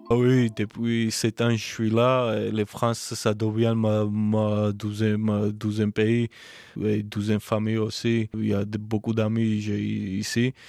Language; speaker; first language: French; non-native, learner; Georgian